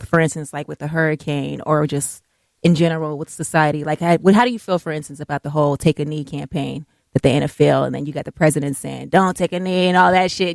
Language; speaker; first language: English; native; English